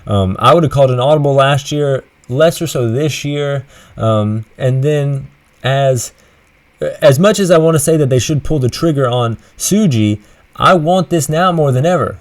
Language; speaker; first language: English; native; English